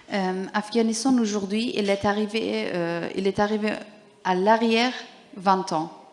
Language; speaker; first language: French; non-native, learner; Persian